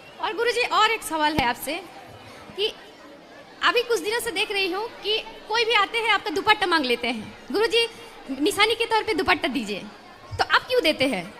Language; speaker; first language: Hindi; non-native, local second language; Bangla